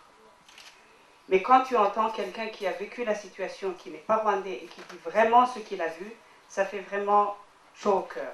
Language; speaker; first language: French; non-native, local second language; Kinyarwanda